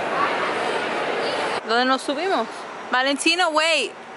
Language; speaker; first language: Spanish; early bilingual, heritage; Spanish